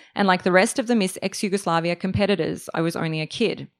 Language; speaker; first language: English; native; English